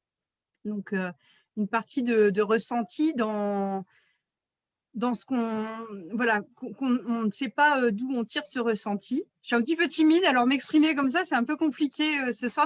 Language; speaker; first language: French; native; French